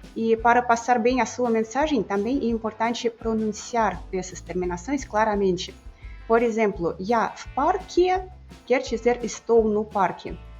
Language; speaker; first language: Portuguese; non-native, fluent; Russian